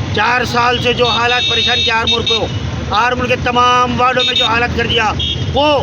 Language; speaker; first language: Hindi; native; Hindi